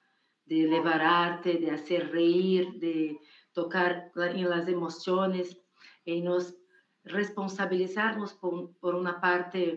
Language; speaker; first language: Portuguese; non-native, fluent; Spanish